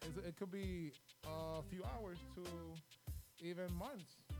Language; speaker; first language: English; early bilingual, other home language; Spanish